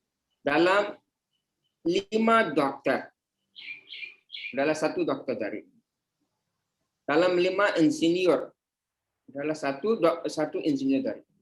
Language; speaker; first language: Indonesian; non-native, fluent; Hindi